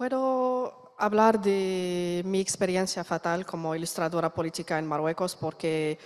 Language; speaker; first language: Spanish; non-native, learner; Arabic